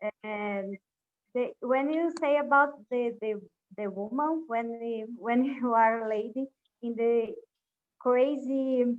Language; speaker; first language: English; non-native, learner; Portuguese